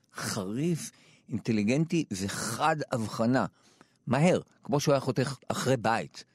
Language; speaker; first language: Hebrew; native; Hebrew